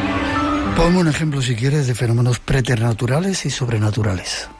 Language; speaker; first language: Spanish; native; Spanish